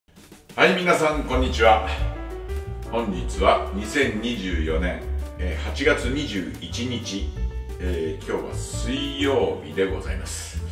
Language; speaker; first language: Japanese; native; Japanese